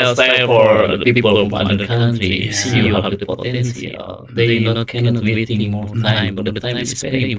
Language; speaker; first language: English; non-native, learner; Indonesian